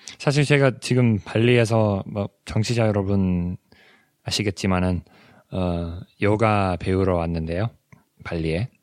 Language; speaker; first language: Korean; non-native, fluent; English